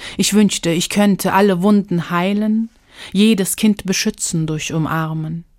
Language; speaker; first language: German; early bilingual, other home language; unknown